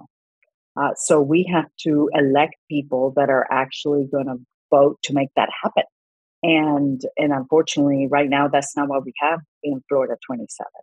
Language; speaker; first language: English; non-native, fluent; Spanish